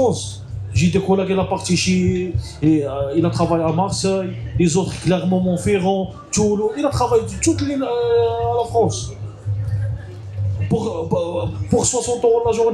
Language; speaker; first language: French; non-native, learner; Arabic